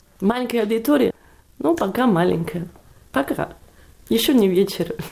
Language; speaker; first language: Russian; non-native, fluent; Catalan